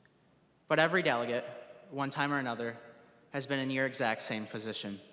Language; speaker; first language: English; native; English